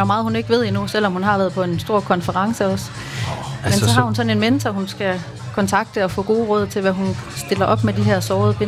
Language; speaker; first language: Danish; native; Danish